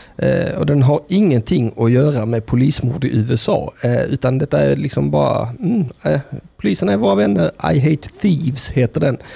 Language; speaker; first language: Swedish; native; Swedish